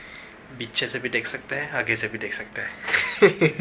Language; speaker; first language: Hindi; non-native, local second language; Bangla